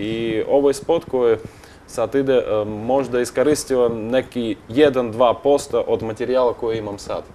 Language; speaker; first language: Bosnian; non-native, learner; Russian